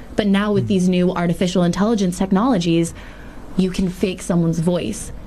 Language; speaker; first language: English; native; English